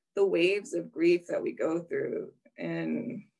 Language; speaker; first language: English; native; English